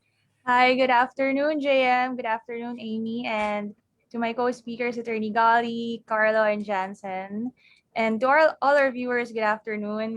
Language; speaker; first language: English; non-native, local second language; Filipino